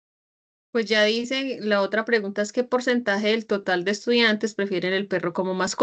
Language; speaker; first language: Spanish; native; Spanish